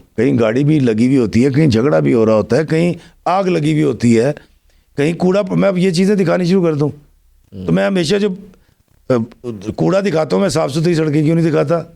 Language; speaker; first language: Urdu; non-native, local second language; Punjabi